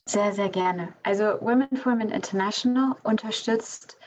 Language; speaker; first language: German; early bilingual, other home language; English